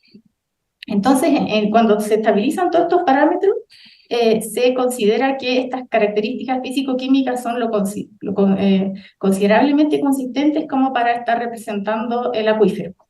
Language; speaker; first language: Spanish; native; Spanish